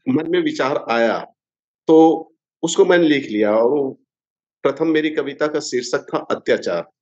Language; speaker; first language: Hindi; native; Hindi